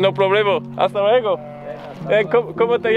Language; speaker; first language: Spanish; non-native, learner; French